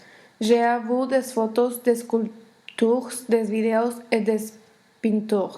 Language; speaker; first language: French; non-native, learner; Spanish